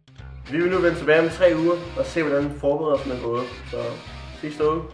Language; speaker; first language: Danish; native; Danish